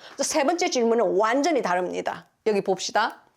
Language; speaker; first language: Korean; native; Korean